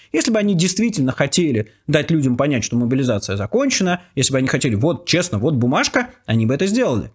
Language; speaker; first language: Russian; native; Russian